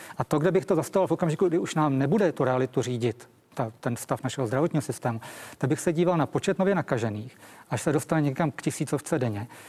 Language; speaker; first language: Czech; native; Czech